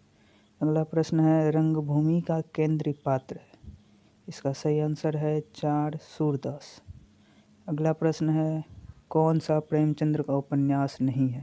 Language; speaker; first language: Hindi; native; Hindi